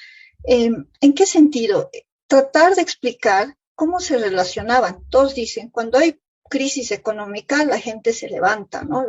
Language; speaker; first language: Spanish; native; Spanish